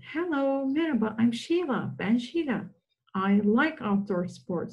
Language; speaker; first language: English; non-native, fluent; Turkish